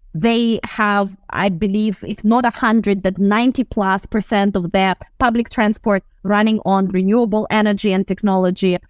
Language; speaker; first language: English; non-native, fluent; Russian